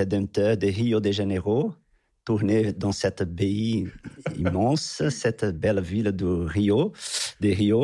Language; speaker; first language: French; non-native, fluent; Portuguese